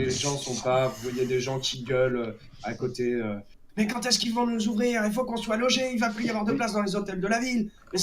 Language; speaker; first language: French; native; French